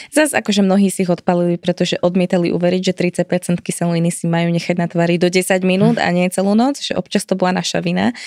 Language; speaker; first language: Slovak; native; Slovak